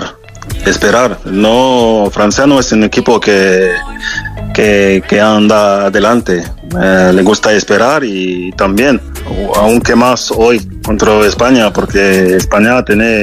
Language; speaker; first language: Spanish; non-native, fluent; French